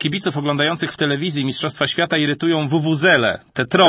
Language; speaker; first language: Polish; native; Polish